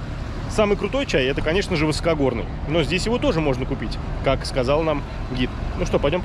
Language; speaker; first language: Russian; native; Russian